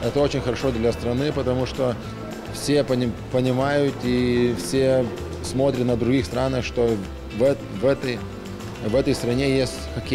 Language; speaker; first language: Russian; non-native, fluent; Lithuanian